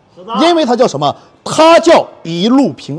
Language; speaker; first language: Chinese; native; Chinese